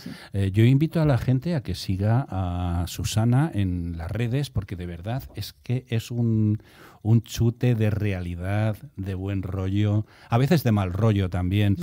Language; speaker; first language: Spanish; native; Spanish